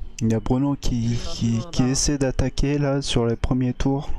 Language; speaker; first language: French; native; French